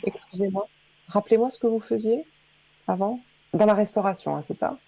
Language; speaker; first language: French; native; French